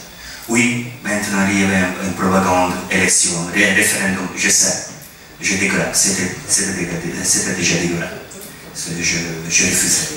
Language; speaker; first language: French; non-native, fluent; Hungarian